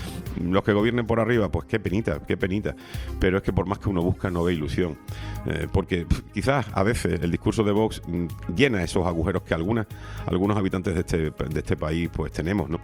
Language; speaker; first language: Spanish; native; Spanish